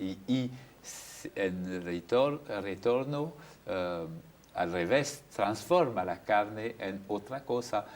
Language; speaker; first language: Spanish; non-native, fluent; French